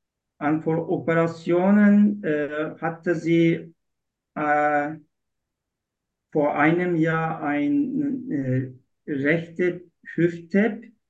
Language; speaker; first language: German; non-native, learner; Turkish